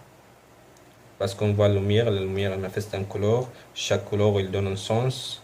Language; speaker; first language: French; non-native, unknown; Arabic